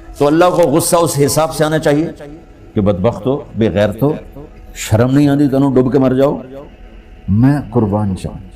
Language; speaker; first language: Urdu; non-native, local second language; Punjabi